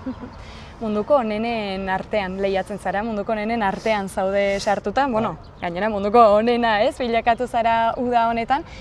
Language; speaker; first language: Basque; native; Basque